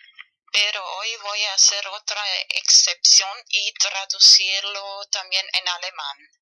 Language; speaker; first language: Spanish; non-native, fluent; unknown